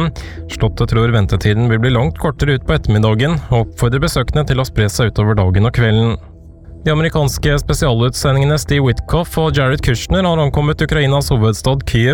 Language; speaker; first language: Norwegian; native; Norwegian